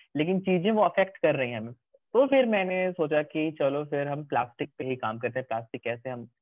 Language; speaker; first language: Hindi; native; Hindi